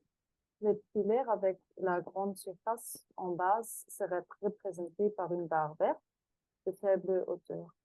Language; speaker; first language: French; non-native, fluent; German